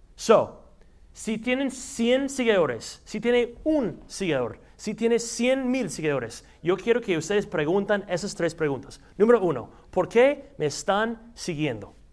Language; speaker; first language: Spanish; non-native, fluent; English